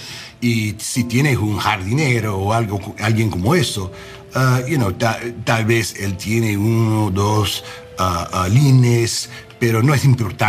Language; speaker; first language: Spanish; non-native, learner; English